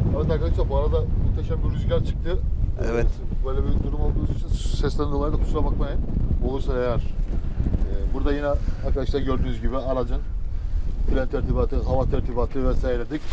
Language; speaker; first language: Turkish; native; Turkish